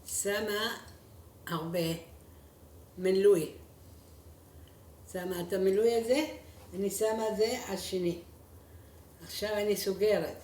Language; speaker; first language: Hebrew; non-native, fluent; Arabic